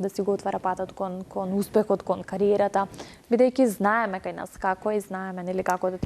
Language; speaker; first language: Macedonian; native; Macedonian